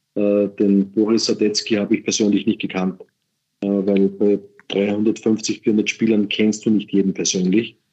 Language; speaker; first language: German; native; German